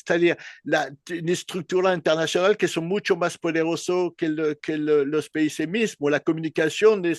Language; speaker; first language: Spanish; non-native, learner; French